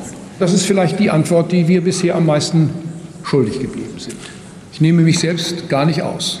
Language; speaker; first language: German; native; German